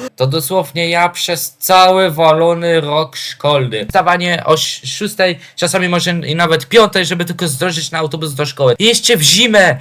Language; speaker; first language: Polish; native; Polish